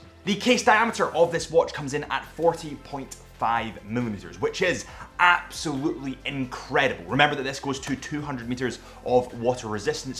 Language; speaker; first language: English; native; English